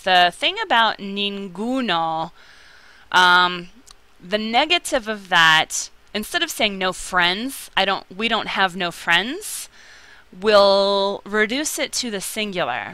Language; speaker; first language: English; native; English